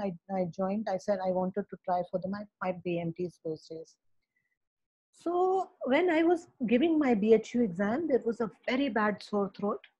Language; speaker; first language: English; early bilingual, other home language; Hindi